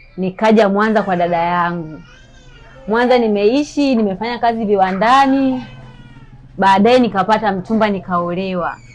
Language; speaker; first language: Swahili; native; Swahili